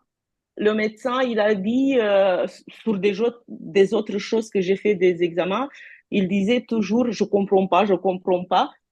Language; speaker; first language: French; non-native, fluent; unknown